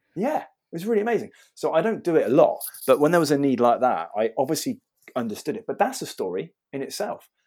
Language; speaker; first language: English; native; English